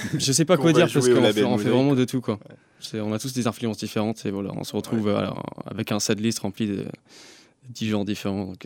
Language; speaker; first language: French; early bilingual, other home language; English